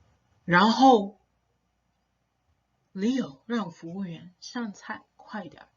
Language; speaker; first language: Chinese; non-native, fluent; English